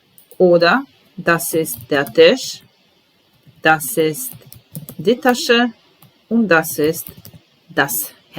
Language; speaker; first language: German; non-native, fluent; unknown